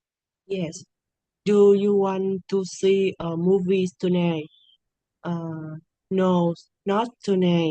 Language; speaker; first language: English; non-native, learner; Vietnamese